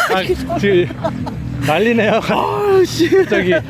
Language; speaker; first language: Korean; native; Korean